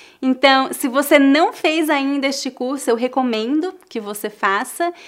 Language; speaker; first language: Portuguese; native; Portuguese